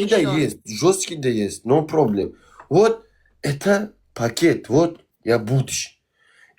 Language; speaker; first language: Russian; non-native, learner; Turkmen